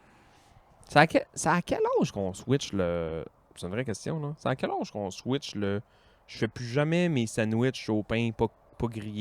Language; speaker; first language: French; native; French